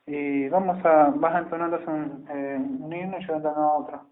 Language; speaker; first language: Spanish; native; Spanish